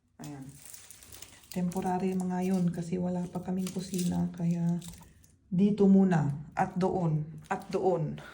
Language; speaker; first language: Filipino; native; Filipino